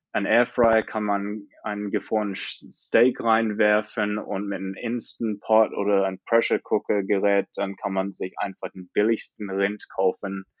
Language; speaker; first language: German; non-native, fluent; English